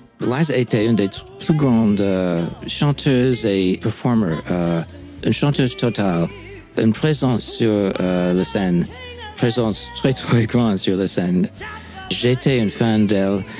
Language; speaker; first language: French; non-native, fluent; English